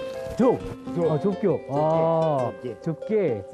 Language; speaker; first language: Korean; native; Korean